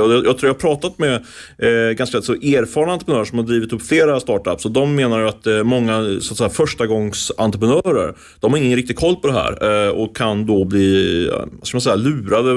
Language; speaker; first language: Swedish; native; Swedish